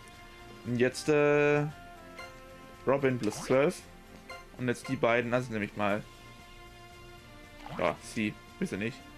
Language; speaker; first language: German; native; German